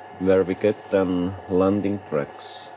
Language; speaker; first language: English; non-native, learner; German